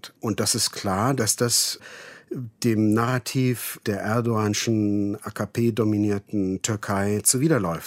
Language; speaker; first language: German; native; German